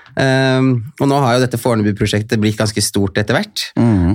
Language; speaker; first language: Norwegian; early bilingual, other home language; Somali